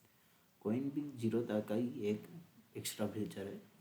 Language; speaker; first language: Hindi; native; Hindi